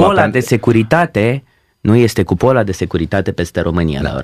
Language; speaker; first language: Romanian; native; Romanian